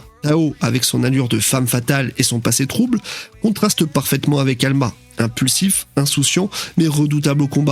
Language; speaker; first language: French; native; French